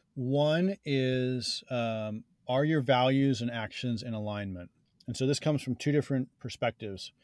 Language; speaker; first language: English; native; English